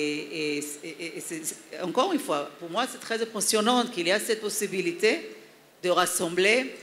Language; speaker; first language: French; non-native, fluent; Hebrew